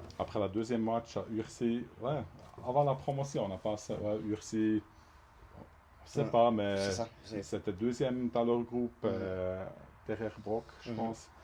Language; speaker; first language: French; non-native, local second language; German